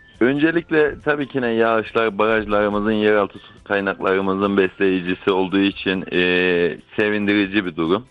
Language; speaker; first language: Turkish; native; Turkish